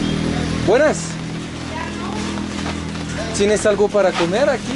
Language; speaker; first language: Spanish; non-native, learner; French